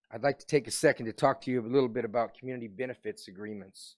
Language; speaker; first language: English; native; English